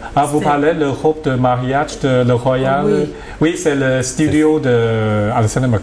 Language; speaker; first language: French; non-native, learner; Cantonese